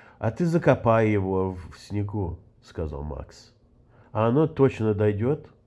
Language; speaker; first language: Russian; early bilingual, heritage; Russian